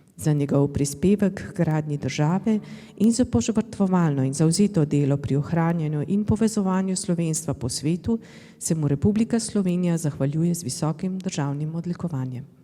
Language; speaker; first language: Slovenian; native; Slovenian